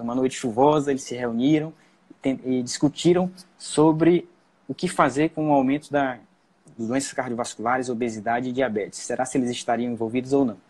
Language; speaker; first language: Portuguese; native; Portuguese